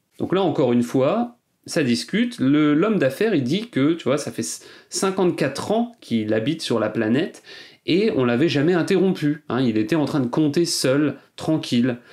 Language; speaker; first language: French; native; French